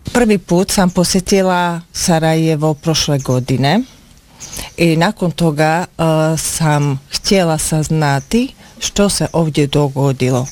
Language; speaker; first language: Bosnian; non-native, learner; Slovak